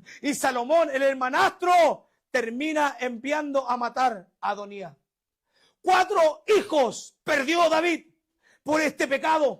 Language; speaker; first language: Spanish; native; Spanish